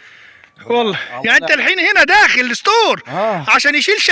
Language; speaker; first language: Arabic; native; Arabic